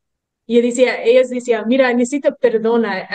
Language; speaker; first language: Spanish; early bilingual, heritage; English